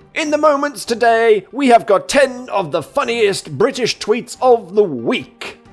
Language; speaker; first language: English; native; English